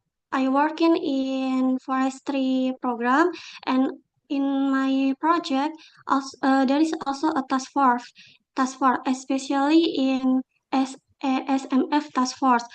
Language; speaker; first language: English; non-native, local second language; Indonesian